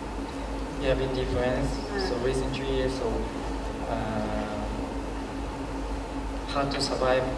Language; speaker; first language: English; non-native, learner; Japanese